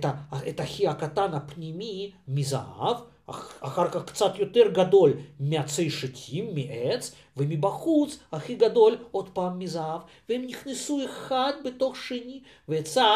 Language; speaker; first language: Hebrew; non-native, fluent; Russian